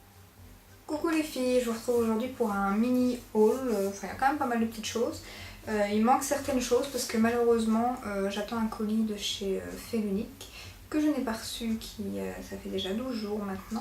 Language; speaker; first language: French; native; French